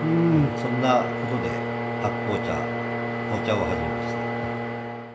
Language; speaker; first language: Japanese; native; Japanese